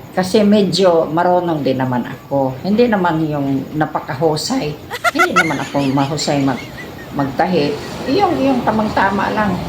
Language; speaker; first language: Filipino; non-native, local second language; Cebuano